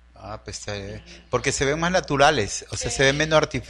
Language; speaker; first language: Spanish; native; Spanish